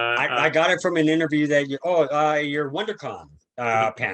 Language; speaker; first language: English; native; English